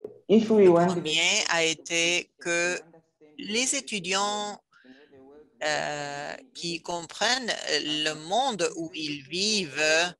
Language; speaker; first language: French; non-native, fluent; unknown